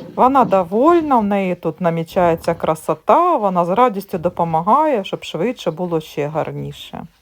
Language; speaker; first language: Ukrainian; native; Ukrainian